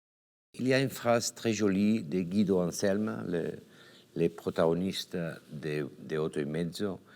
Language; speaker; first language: French; non-native, learner; Catalan